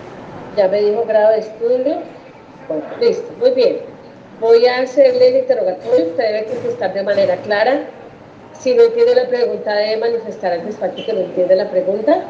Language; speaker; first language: Spanish; native; Spanish